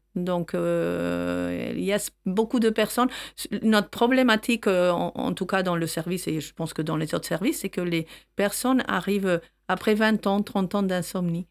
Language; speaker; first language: French; non-native, fluent; Spanish